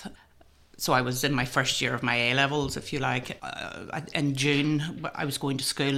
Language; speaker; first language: English; native; English